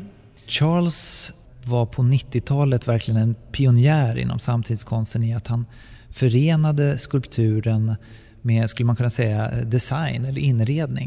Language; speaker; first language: Swedish; native; Swedish